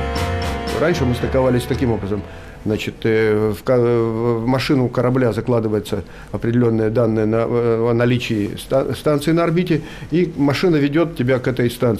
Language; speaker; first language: Russian; native; Russian